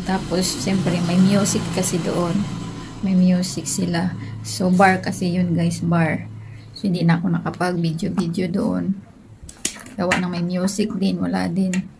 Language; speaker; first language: Filipino; native; Filipino